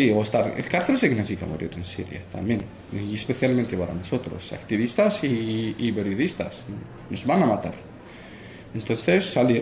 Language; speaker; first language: Spanish; non-native, fluent; Arabic